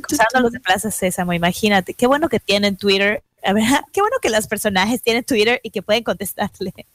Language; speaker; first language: Spanish; native; Spanish